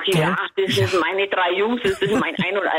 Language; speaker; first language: German; native; German